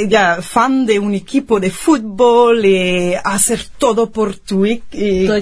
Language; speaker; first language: Spanish; non-native, fluent; Dutch